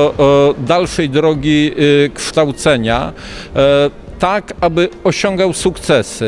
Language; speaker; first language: Polish; native; Polish